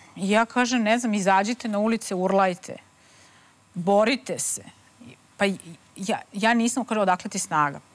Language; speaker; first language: Serbian; native; Serbian